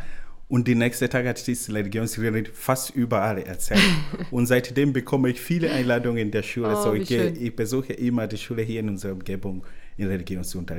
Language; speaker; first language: German; non-native, learner; Swahili